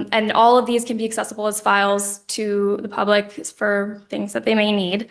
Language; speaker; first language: English; native; English